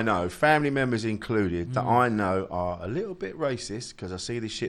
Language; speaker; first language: English; native; English